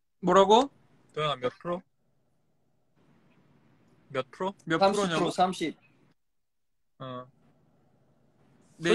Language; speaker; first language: Korean; early bilingual, heritage; Korean